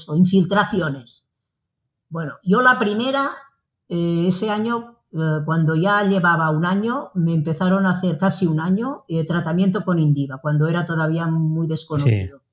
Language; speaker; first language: Spanish; native; Spanish